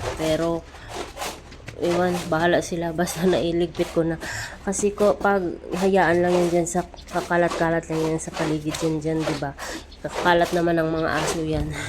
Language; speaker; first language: Filipino; non-native, local second language; Cebuano